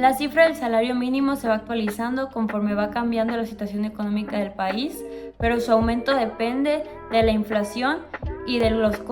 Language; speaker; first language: Spanish; native; Spanish